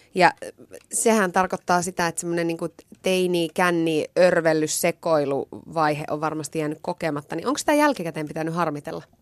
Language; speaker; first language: Finnish; native; Finnish